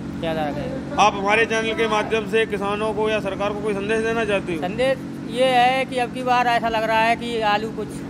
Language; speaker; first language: Hindi; native; Hindi